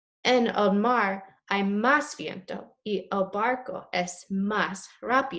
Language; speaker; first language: Spanish; non-native, fluent; English